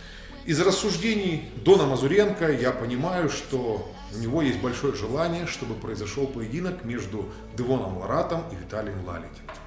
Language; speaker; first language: Russian; native; Russian